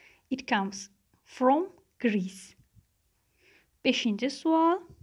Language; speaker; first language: English; non-native, fluent; Azerbaijani